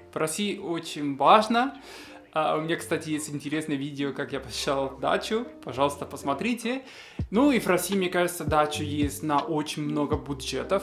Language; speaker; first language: Russian; non-native, fluent; Spanish